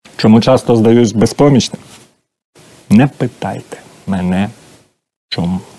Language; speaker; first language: Ukrainian; native; Ukrainian